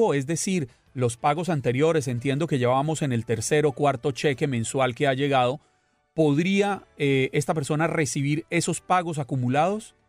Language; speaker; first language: Spanish; native; Spanish